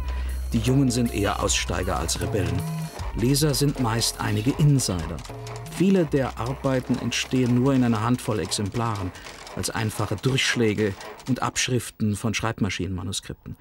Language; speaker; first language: German; native; German